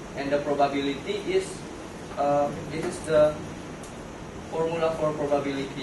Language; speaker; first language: English; non-native, learner; Indonesian